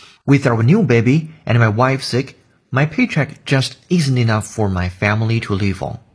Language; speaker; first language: English; non-native, fluent; Chinese